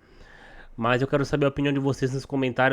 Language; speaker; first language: Portuguese; native; Portuguese